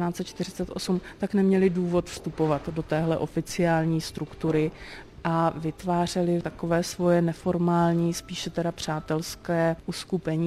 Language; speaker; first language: Czech; native; Czech